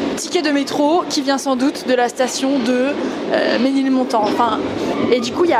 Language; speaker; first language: French; native; French